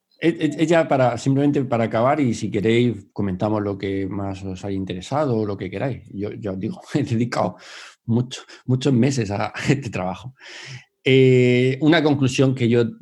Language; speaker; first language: Spanish; native; Spanish